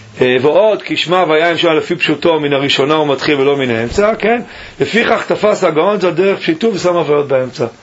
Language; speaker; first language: Hebrew; native; Hebrew